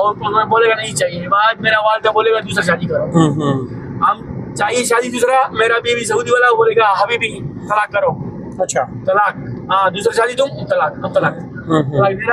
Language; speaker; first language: Hindi; non-native, learner; Baluchi